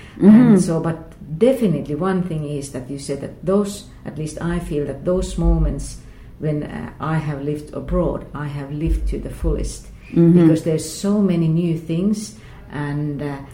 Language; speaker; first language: English; non-native, fluent; Finnish